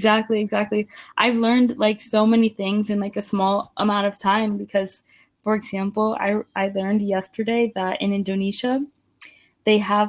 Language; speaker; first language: English; non-native, fluent; Spanish